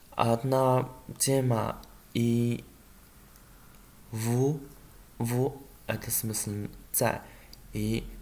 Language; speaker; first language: Russian; non-native, learner; Chinese